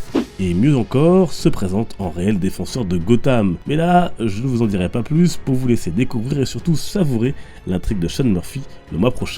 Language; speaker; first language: French; native; French